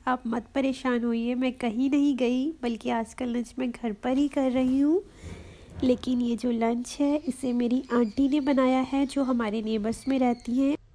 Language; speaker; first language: Hindi; native; Hindi